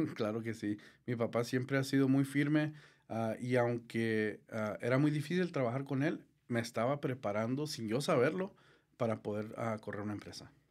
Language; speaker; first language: Spanish; early bilingual, heritage; Spanish